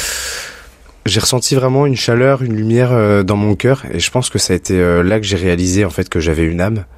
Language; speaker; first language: French; native; French